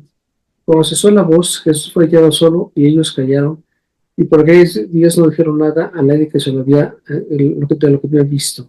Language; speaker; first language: Spanish; native; Spanish